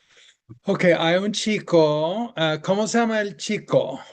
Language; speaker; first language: Spanish; non-native, fluent; English